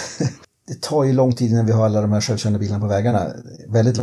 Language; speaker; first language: Swedish; native; Swedish